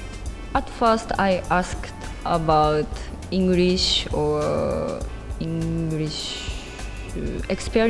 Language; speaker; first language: English; non-native, learner; Japanese